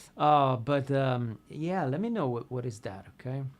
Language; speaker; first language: English; non-native, fluent; Italian